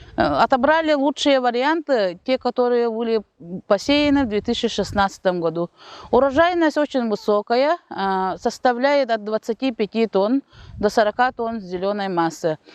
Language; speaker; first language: Russian; non-native, local second language; Yakut